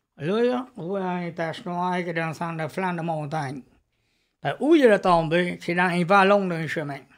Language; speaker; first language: French; non-native, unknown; Vietnamese